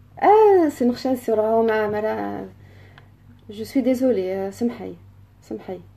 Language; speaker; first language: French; early bilingual, other home language; Riffian